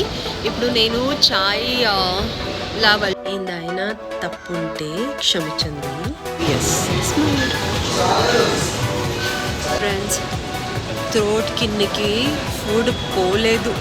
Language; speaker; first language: Telugu; non-native, learner; Kannada